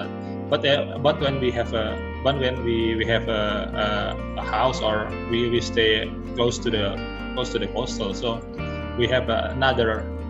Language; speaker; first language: English; non-native, learner; Indonesian